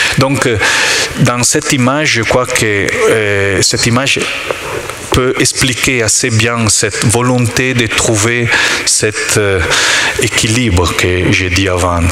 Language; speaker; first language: French; non-native, learner; Italian